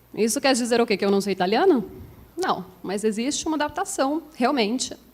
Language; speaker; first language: Portuguese; non-native, fluent; Italian